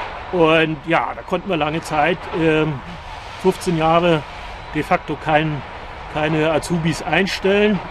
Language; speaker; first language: German; native; German